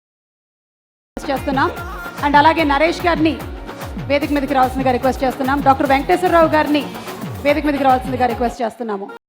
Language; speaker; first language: Telugu; native; Telugu